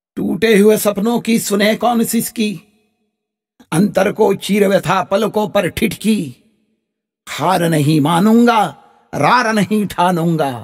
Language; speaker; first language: Hindi; native; Hindi